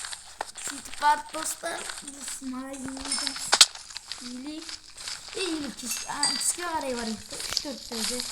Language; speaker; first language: Kazakh; native; Kazakh